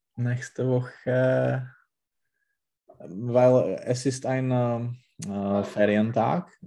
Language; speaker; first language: German; non-native, learner; Czech